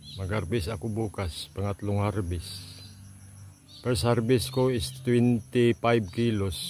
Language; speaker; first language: Filipino; non-native, local second language; Iloko